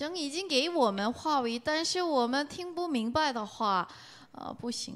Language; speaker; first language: Chinese; non-native, learner; Korean